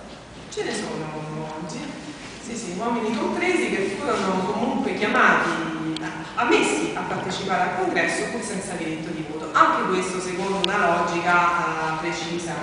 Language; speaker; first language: Italian; native; Italian